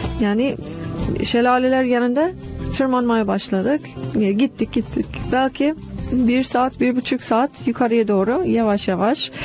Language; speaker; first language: Turkish; non-native, fluent; English